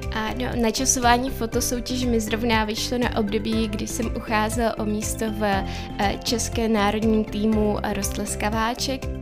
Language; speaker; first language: Czech; early bilingual, other home language; Ukrainian